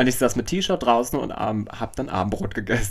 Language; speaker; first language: German; native; German